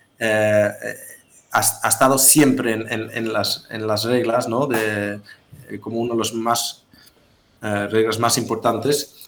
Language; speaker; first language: Spanish; non-native, fluent; Dutch